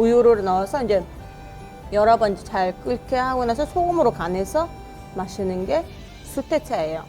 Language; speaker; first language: Korean; non-native, fluent; Mongolian